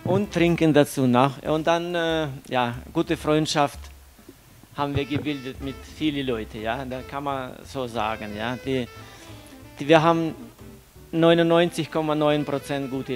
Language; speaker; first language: German; non-native, fluent; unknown